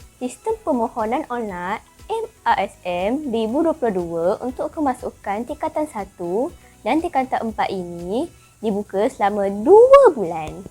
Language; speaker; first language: Malay; native; Malay